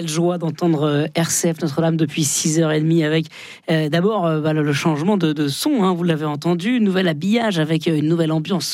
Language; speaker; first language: French; native; French